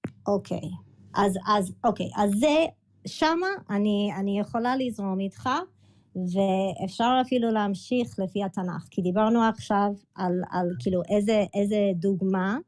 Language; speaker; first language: Hebrew; early bilingual, other home language; English